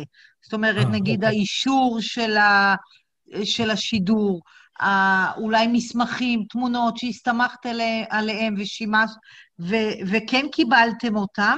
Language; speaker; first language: Hebrew; native; Hebrew